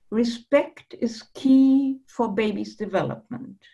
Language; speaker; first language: English; non-native, fluent; German